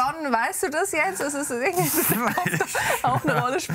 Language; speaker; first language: German; native; German